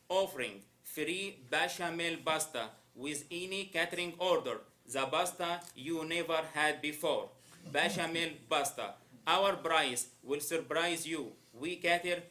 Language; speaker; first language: English; non-native, learner; Arabic